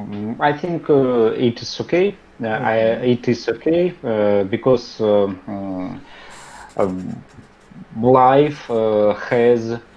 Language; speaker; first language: English; non-native, learner; Russian